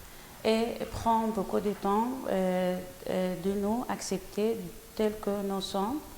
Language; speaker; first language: French; non-native, learner; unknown